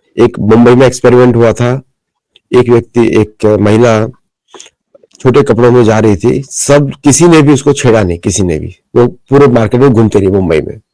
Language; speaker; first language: Hindi; non-native, local second language; Marathi